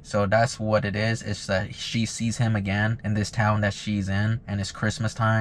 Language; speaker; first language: English; native; English